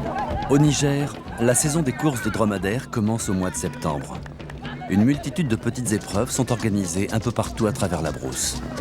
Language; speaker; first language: French; native; French